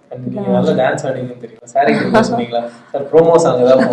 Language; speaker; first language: Tamil; native; Tamil